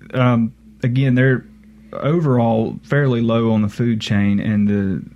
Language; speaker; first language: English; native; English